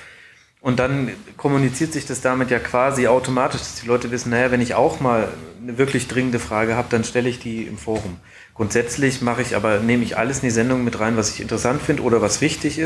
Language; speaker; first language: German; native; German